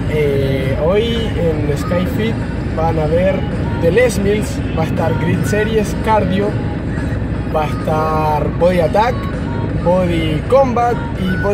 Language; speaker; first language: Spanish; native; Spanish